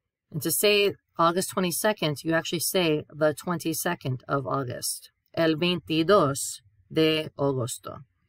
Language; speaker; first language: English; native; English